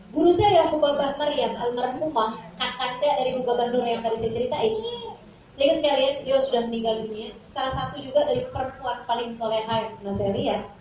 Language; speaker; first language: Indonesian; native; Indonesian